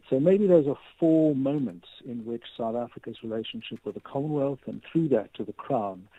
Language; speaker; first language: English; native; English